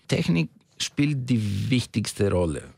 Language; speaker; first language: German; non-native, fluent; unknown